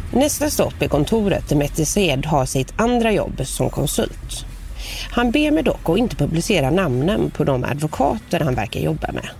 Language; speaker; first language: Swedish; native; Swedish